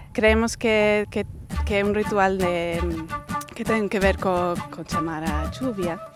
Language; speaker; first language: Galician; non-native, fluent; English